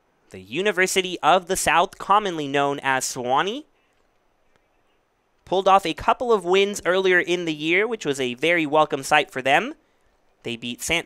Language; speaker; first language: English; early bilingual, other home language; Spanish